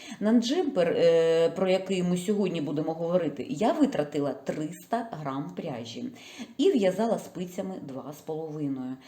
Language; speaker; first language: Ukrainian; non-native, local second language; Russian